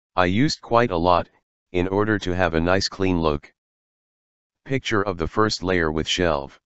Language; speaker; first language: English; non-native, fluent; German